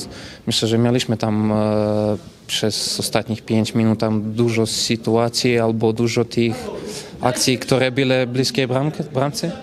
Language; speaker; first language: Polish; non-native, fluent; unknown